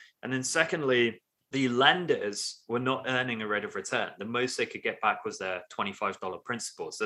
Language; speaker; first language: English; native; English